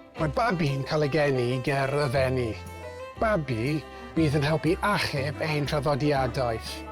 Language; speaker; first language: Welsh; non-native, local second language; English